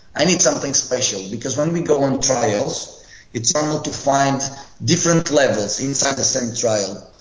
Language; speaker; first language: English; non-native, fluent; Portuguese